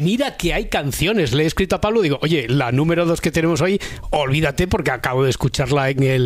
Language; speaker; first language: Spanish; native; Spanish